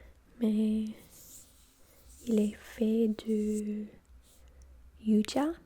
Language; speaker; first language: French; non-native, fluent; English